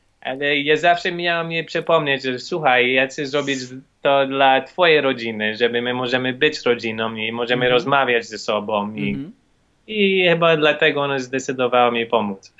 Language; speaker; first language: Polish; non-native, learner; English